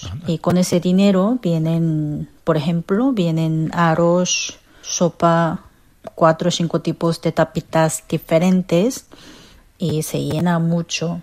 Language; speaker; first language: Spanish; non-native, fluent; Korean